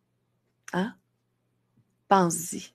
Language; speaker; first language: French; native; French